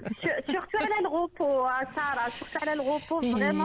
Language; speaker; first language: French; non-native, local second language; Arabic